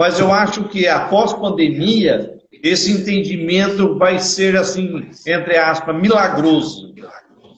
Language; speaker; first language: Portuguese; native; Portuguese